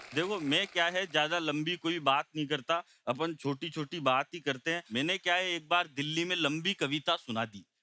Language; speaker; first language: Hindi; native; Hindi